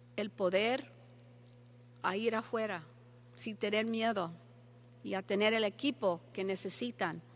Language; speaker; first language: Spanish; early bilingual, heritage; Spanish